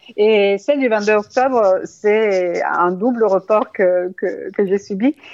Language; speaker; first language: French; non-native, fluent; Italian